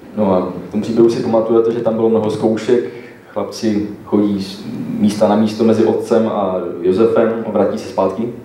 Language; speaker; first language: Czech; native; Czech